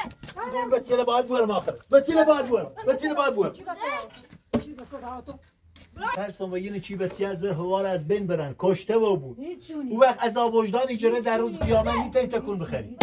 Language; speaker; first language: Persian; non-native, local second language; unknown